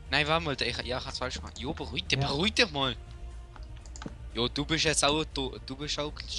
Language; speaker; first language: German; native; German